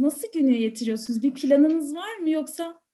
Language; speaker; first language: Turkish; native; Turkish